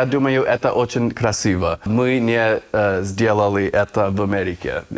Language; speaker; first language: Russian; non-native, learner; English